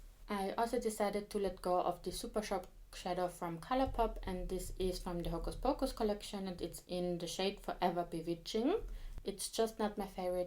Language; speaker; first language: English; non-native, fluent; German